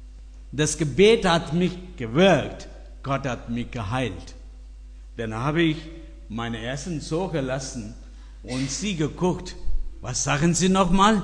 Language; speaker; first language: German; non-native, learner; Tamil